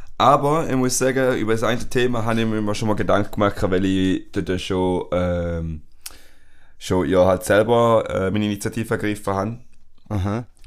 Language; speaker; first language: German; non-native, fluent; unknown